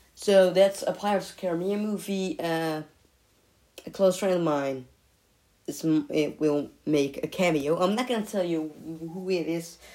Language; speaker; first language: English; non-native, fluent; Dutch